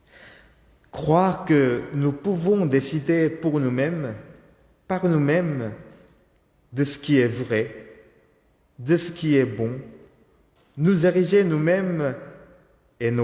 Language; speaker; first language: French; non-native, fluent; Korean